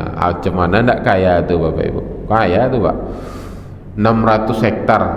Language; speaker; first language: Malay; native; Malay